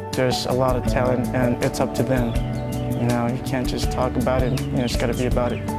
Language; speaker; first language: English; non-native, fluent; Samoan